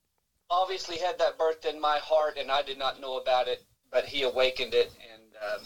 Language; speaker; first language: English; native; English